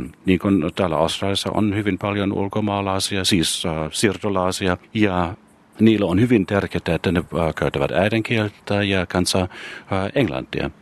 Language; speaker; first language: Finnish; non-native, fluent; German